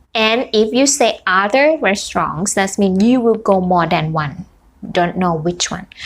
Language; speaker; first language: English; non-native, fluent; Thai